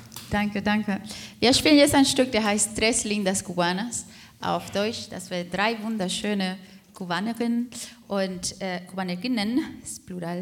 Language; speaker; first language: German; non-native, fluent; Spanish